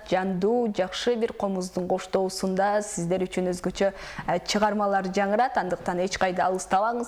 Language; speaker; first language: Kyrgyz; native; Kyrgyz